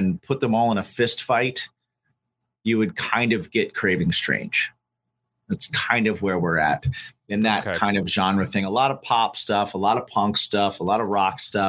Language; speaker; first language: English; native; English